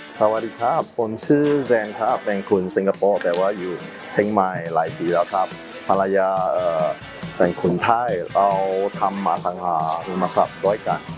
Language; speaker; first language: Thai; non-native, learner; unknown